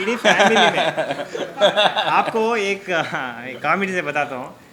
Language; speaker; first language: Hindi; non-native, local second language; Kannada